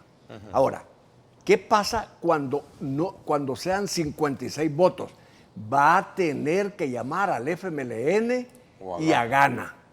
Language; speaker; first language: Spanish; native; Spanish